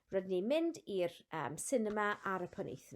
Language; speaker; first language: Welsh; non-native, local second language; English